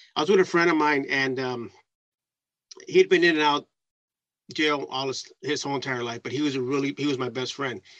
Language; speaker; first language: English; early bilingual, other home language; Spanish